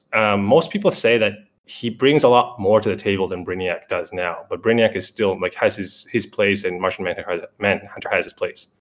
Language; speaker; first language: English; native; English